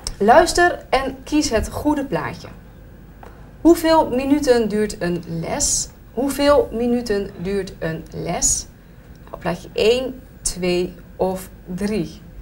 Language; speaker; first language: Dutch; native; Dutch